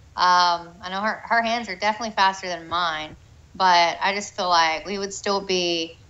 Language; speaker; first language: English; native; English